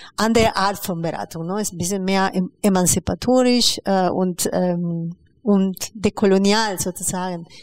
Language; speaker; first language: German; non-native, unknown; Spanish